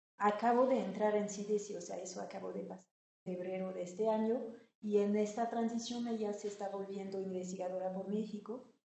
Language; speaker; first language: Spanish; non-native, fluent; French